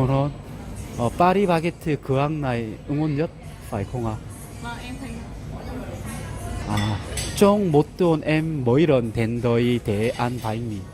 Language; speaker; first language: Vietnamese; non-native, learner; Korean